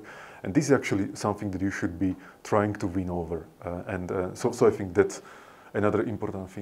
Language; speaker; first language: English; non-native, fluent; Slovak